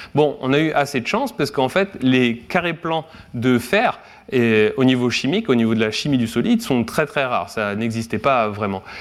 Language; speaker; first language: French; native; French